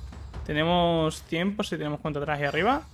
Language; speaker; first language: Spanish; native; Spanish